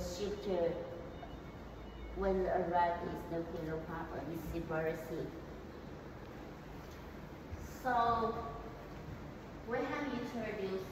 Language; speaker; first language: English; non-native, learner; Chinese